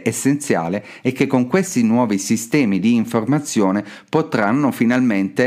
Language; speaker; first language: Italian; native; Italian